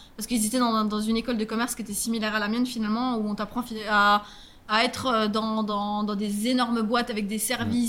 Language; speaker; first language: French; native; French